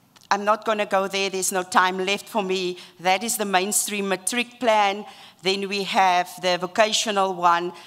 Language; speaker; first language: English; non-native, local second language; Afrikaans